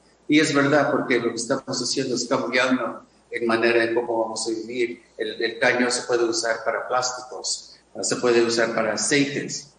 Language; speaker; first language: Spanish; non-native, fluent; English